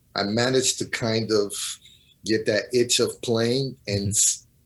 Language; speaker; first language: English; non-native, fluent; Portuguese